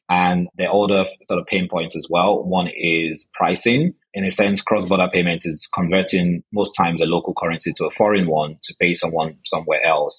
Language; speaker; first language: English; non-native, local second language; Yoruba